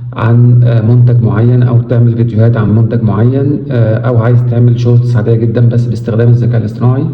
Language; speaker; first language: Arabic; native; Arabic